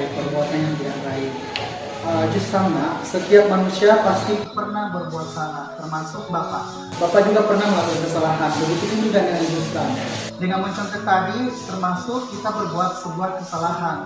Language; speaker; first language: Indonesian; native; Indonesian